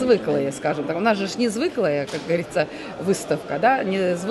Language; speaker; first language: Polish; non-native, learner; Russian